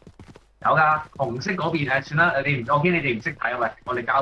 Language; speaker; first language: Chinese; native; Chinese